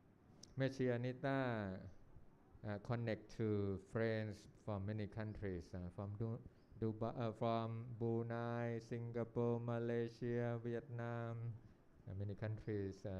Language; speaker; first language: English; non-native, learner; Thai